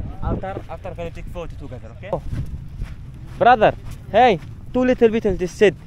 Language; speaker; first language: English; non-native, learner; Arabic